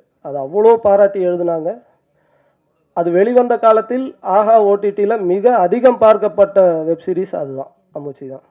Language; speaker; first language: Tamil; native; Tamil